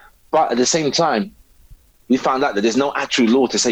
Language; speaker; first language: English; native; English